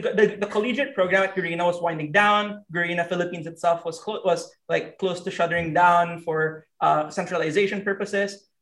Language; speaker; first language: English; non-native, local second language; Hiligaynon